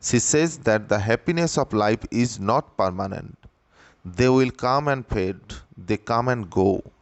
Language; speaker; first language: English; non-native, local second language; Bangla